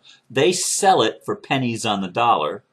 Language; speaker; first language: English; native; English